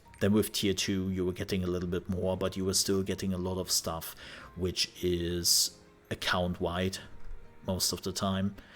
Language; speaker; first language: English; non-native, fluent; German